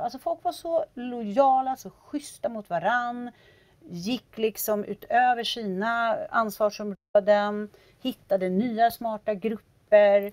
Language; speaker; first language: Swedish; native; Swedish